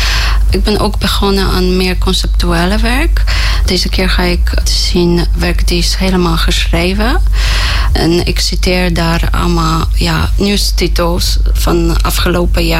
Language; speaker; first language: Dutch; non-native, learner; Polish